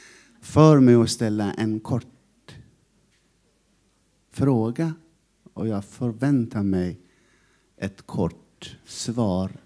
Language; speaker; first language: Swedish; non-native, fluent; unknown